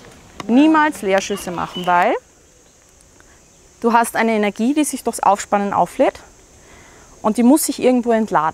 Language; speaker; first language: German; native; German